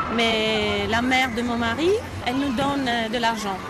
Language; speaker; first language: French; non-native, fluent; Greek